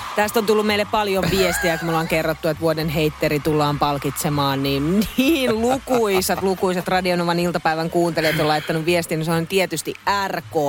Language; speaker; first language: Finnish; native; Finnish